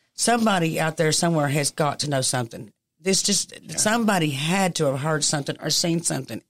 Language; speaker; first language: English; native; English